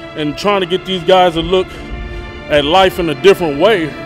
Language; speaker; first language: English; native; English